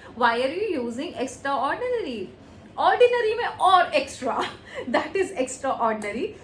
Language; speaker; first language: Hindi; native; Hindi